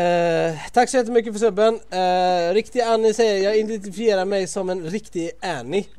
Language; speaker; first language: Swedish; native; Swedish